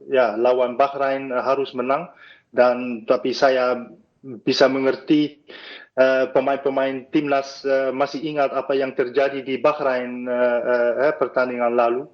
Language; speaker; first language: Indonesian; non-native, fluent; Dutch